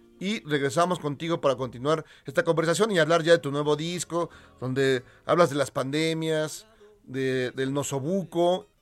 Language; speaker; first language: Spanish; native; Spanish